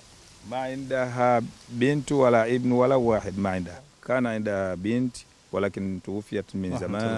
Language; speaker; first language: Arabic; non-native, fluent; Swahili